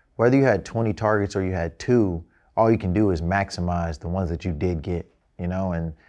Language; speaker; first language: English; native; English